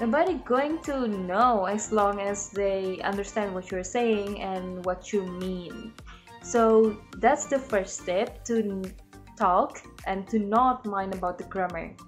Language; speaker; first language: English; non-native, learner; Indonesian